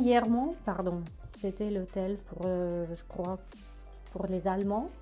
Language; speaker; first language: French; non-native, learner; Russian